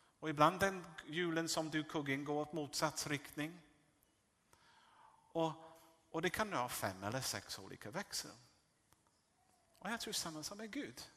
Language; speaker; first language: Swedish; non-native, fluent; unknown